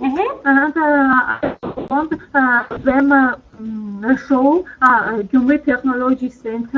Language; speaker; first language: English; non-native, learner; Armenian